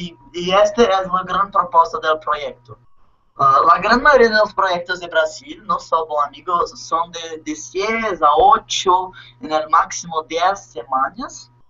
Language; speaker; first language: Spanish; non-native, learner; Portuguese